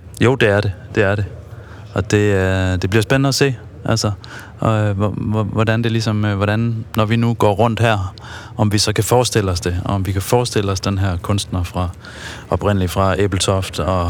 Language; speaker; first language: Danish; native; Danish